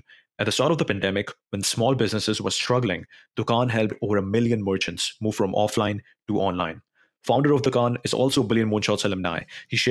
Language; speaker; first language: English; non-native, local second language; Hindi